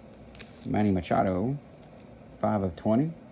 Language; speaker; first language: English; native; English